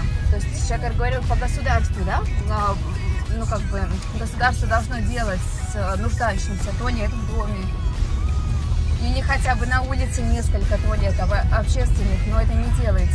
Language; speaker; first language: Russian; native; Russian